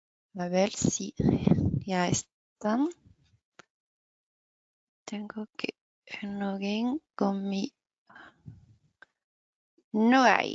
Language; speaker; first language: Spanish; non-native, fluent; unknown